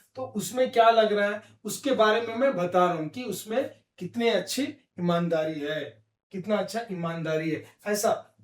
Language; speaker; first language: Hindi; non-native, local second language; Telugu